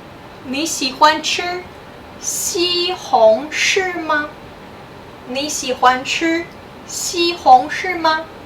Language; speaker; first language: Chinese; non-native, fluent; English